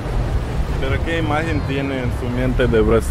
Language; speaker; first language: Spanish; non-native, fluent; Russian